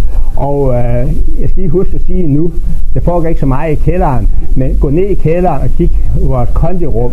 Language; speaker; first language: Danish; native; Danish